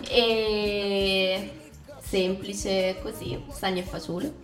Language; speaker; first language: Italian; native; Italian